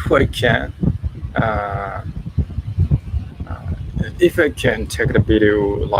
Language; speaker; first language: English; non-native, learner; Japanese